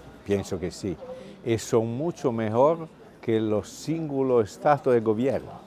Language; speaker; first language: Spanish; non-native, fluent; Italian